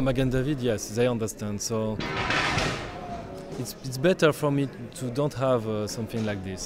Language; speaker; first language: English; non-native, learner; French